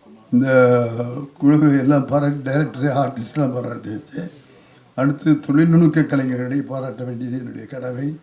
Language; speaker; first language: Tamil; native; Tamil